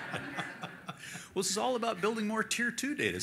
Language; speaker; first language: English; native; English